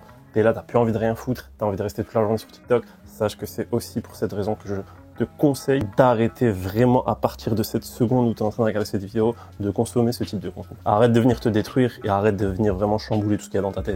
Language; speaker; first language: French; native; French